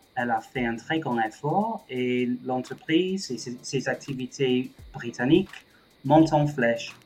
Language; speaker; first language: French; non-native, fluent; English